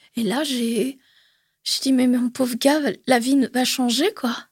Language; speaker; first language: French; native; French